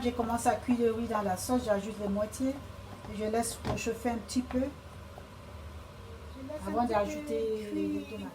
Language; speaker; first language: French; non-native, learner; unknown